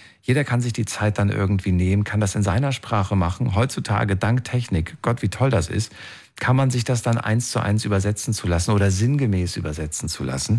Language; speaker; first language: German; native; German